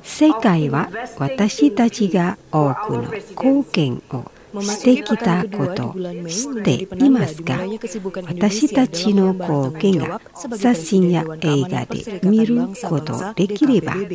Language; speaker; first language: Japanese; non-native, fluent; Indonesian